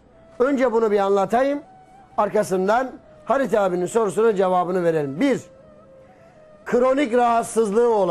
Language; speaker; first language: Turkish; native; Turkish